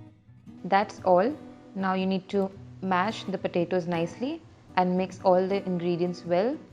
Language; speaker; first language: English; non-native, local second language; Hindi